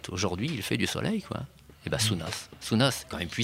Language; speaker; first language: French; native; French